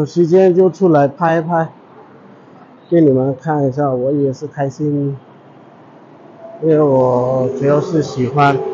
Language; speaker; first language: Chinese; non-native, fluent; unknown